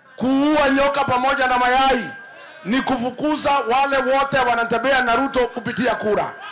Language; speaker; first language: Swahili; non-native, local second language; Kikuyu